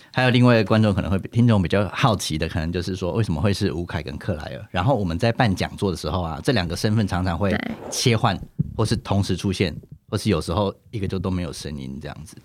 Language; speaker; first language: Chinese; native; Chinese